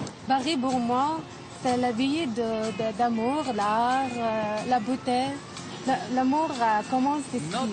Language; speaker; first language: French; non-native, learner; Arabic